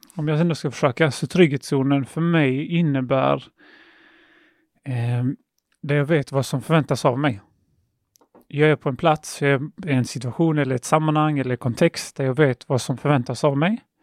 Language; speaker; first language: Swedish; early bilingual, other home language; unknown